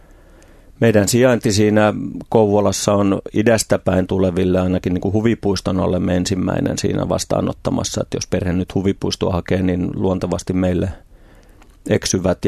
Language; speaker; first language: Finnish; native; Finnish